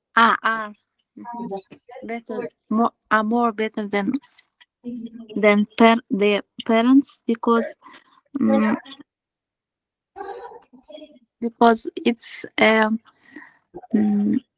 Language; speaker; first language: English; non-native, learner; Kazakh